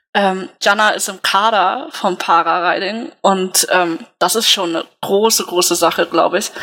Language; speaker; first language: German; native; German